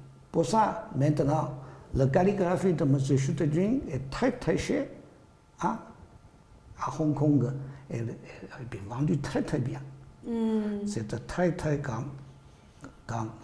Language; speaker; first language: French; non-native, learner; Chinese